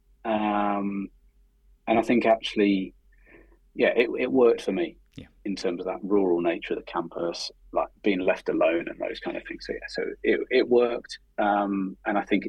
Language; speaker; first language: English; native; English